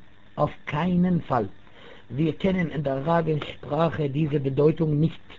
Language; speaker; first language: German; non-native, fluent; Arabic